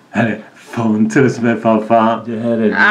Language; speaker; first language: Swedish; non-native, learner; Czech